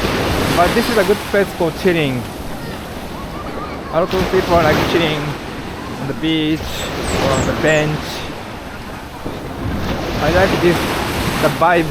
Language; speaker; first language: English; non-native, fluent; Japanese